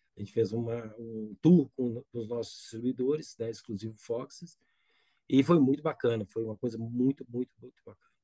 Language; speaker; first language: Portuguese; native; Portuguese